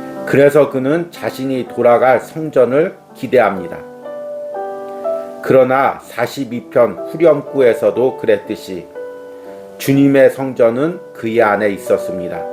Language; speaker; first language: Korean; native; Korean